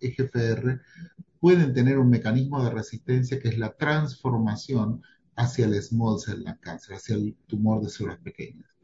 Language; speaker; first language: Spanish; native; Spanish